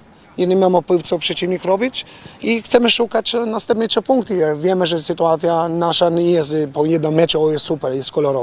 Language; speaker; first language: Polish; non-native, fluent; Albanian